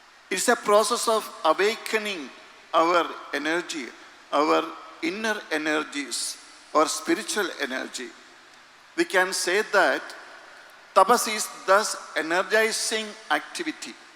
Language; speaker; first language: English; non-native, local second language; Malayalam